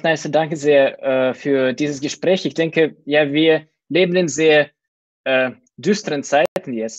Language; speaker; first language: German; non-native, fluent; Russian